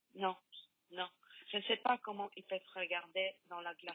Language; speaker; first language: French; non-native, learner; Polish